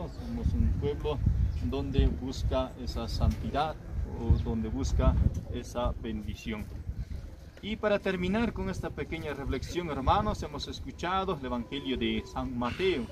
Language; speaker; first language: Spanish; native; Spanish